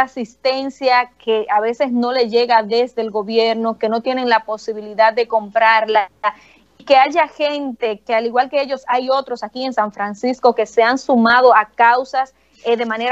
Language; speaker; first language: Spanish; native; Spanish